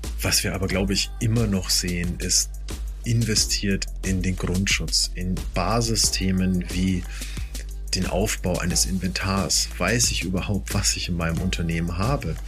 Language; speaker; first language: German; native; German